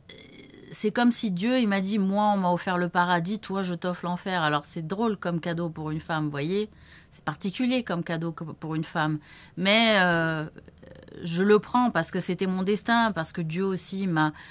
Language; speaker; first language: French; native; French